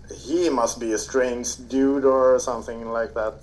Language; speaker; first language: English; non-native, fluent; Swedish